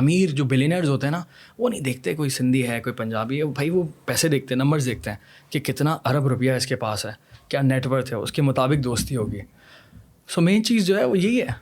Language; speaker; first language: Urdu; native; Urdu